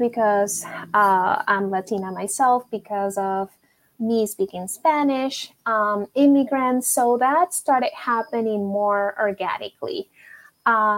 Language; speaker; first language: English; non-native, fluent; Spanish